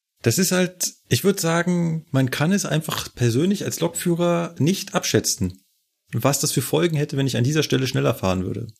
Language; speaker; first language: German; native; German